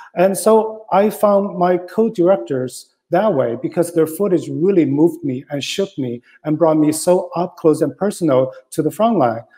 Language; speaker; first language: English; non-native, fluent; Chinese